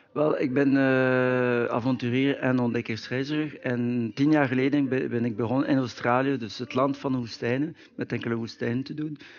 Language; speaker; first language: Dutch; non-native, local second language; French